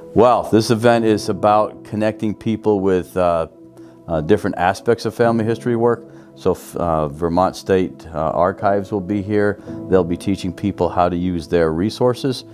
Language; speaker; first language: English; native; English